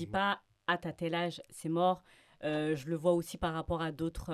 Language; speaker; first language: French; early bilingual, other home language; Fula